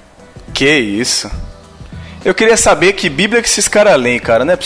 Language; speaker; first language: Portuguese; native; Portuguese